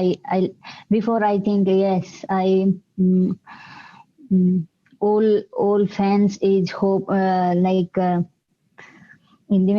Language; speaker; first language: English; non-native, learner; Hindi